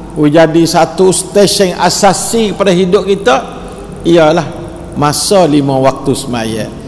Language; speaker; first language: Malay; native; Malay